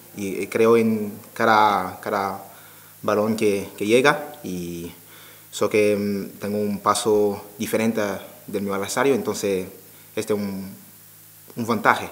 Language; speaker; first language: Spanish; non-native, learner; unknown